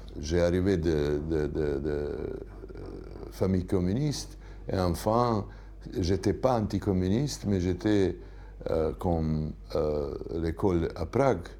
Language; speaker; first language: French; non-native, learner; Serbian